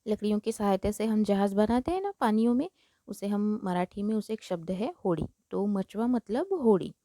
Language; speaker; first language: Hindi; non-native, local second language; Marathi